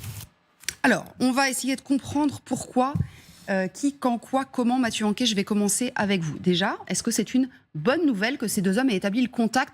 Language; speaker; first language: French; native; French